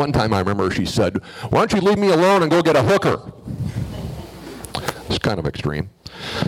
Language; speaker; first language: English; native; English